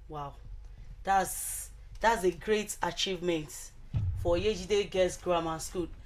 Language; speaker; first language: English; non-native, local second language; Yoruba